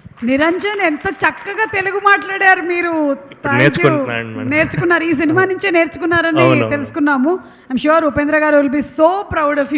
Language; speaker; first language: Telugu; native; Telugu